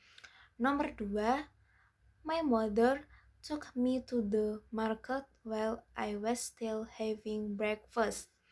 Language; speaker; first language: English; non-native, learner; Indonesian